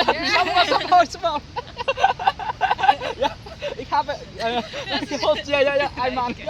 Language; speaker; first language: German; non-native, learner; Vietnamese